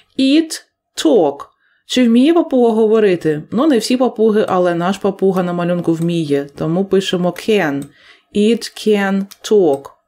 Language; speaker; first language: Ukrainian; native; Ukrainian